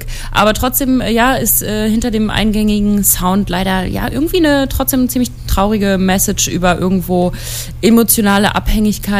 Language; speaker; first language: German; native; German